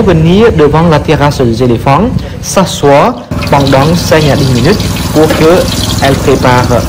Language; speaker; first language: French; non-native, fluent; Khmer